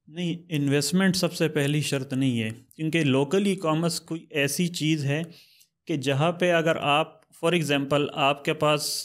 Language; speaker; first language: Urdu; non-native, local second language; Pashto